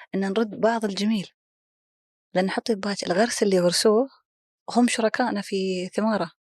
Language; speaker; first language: Egyptian Arabic; non-native, fluent; Arabic